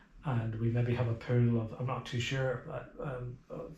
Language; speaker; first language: English; native; English